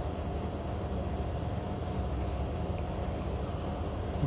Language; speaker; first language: English; non-native, local second language; Hindi